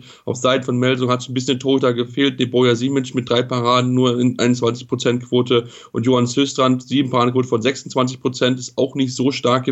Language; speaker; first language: German; native; German